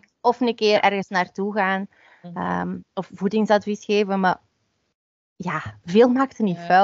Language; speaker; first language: Dutch; native; Dutch